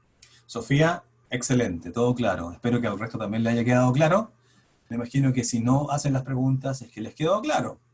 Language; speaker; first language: Spanish; native; Spanish